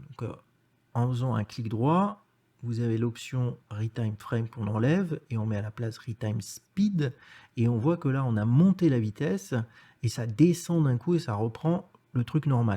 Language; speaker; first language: French; native; French